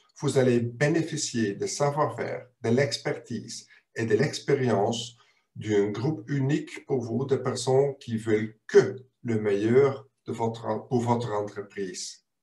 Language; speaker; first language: French; non-native, local second language; German